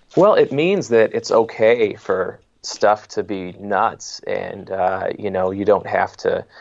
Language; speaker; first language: English; native; English